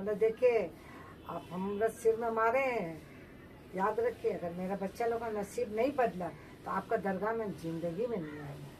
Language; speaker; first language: Hindi; non-native, local second language; Bangla